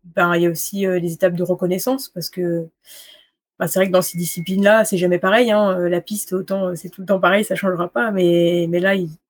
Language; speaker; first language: French; native; French